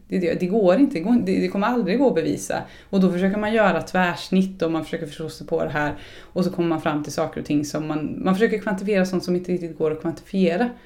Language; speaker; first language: Swedish; native; Swedish